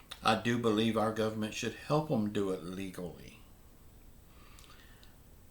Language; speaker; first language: English; native; English